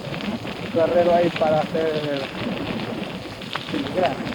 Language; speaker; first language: Spanish; non-native, local second language; Galician